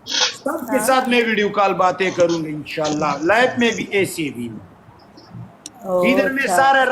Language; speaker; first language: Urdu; non-native, local second language; Pashto